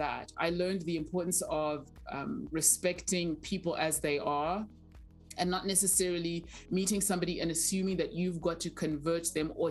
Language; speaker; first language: English; non-native, local second language; Shona